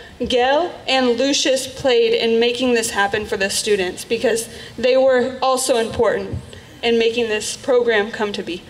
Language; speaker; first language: English; native; English